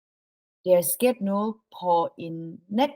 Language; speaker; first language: Danish; non-native, learner; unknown